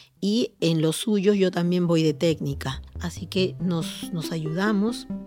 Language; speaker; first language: Spanish; native; Spanish